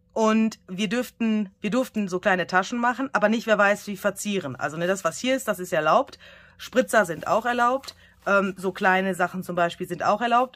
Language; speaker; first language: German; native; German